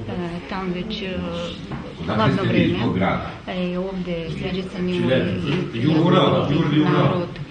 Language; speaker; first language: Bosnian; non-native, fluent; Russian